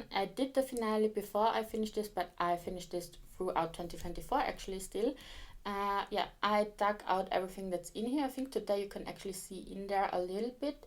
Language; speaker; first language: English; non-native, fluent; German